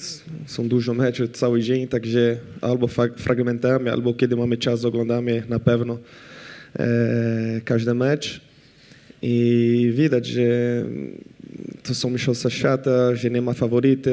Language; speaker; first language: Polish; non-native, fluent; Portuguese